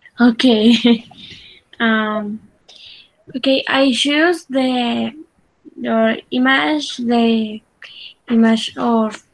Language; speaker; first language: English; non-native, learner; Spanish